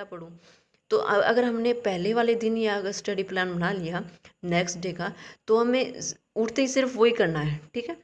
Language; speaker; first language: Hindi; native; Hindi